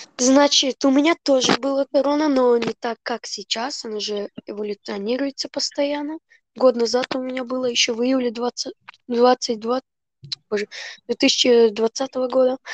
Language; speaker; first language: Russian; early bilingual, heritage; Russian